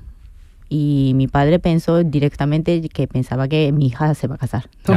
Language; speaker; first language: Spanish; non-native, fluent; Japanese